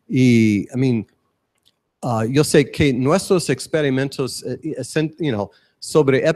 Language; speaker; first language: Spanish; non-native, learner; English